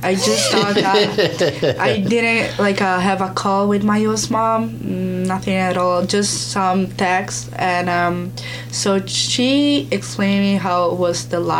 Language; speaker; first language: English; non-native, learner; Italian